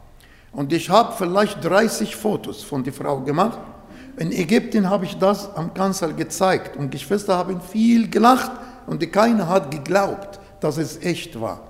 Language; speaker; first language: German; non-native, learner; Arabic